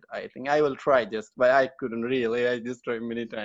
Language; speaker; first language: English; non-native, learner; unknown